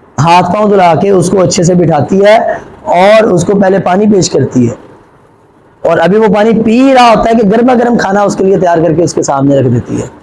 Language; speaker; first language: Urdu; non-native, local second language; Punjabi